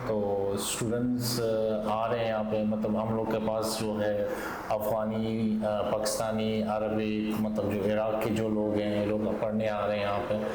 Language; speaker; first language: Urdu; non-native, local second language; Hazaragi